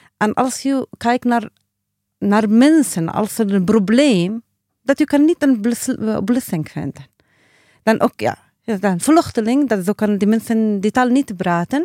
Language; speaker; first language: Dutch; non-native, learner; Arabic